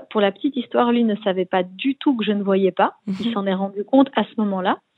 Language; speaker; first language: French; native; French